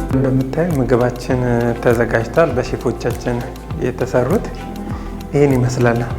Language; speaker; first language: Amharic; native; Amharic